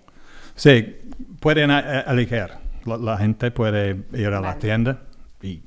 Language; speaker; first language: Spanish; non-native, learner; English